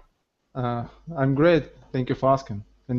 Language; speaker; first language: English; non-native, learner; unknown